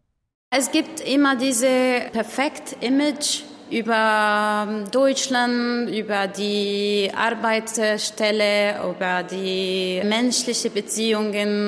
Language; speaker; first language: German; non-native, learner; Arabic